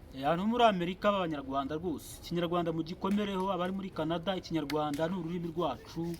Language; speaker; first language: Kinyarwanda; native; Kinyarwanda